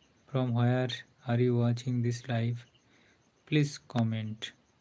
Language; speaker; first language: English; non-native, learner; Bangla